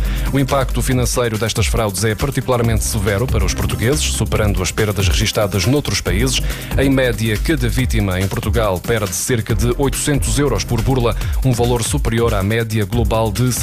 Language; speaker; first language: Portuguese; native; Portuguese